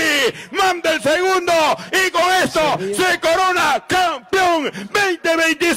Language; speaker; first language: Spanish; native; Spanish